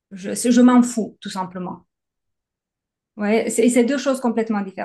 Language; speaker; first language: French; native; French